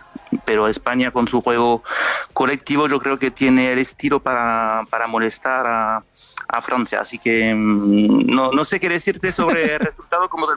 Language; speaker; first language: Spanish; non-native, fluent; French